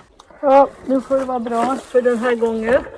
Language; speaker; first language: Swedish; native; Swedish